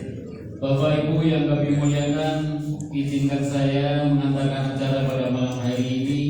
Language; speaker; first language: Indonesian; native; Indonesian